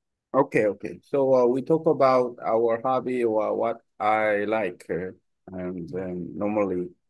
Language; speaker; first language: English; non-native, learner; Korean